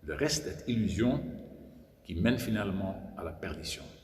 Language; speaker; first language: French; non-native, fluent; Dutch